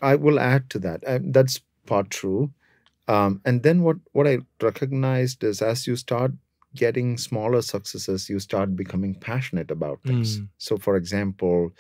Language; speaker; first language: English; non-native, local second language; Malayalam